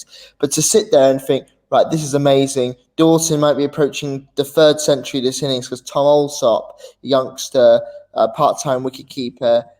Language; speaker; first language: English; native; English